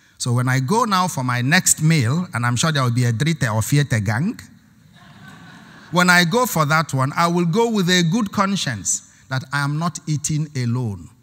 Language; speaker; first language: English; non-native, local second language; Igbo